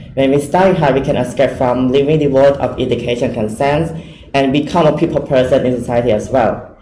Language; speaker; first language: English; non-native, fluent; Khmer